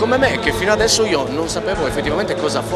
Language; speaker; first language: Italian; native; Italian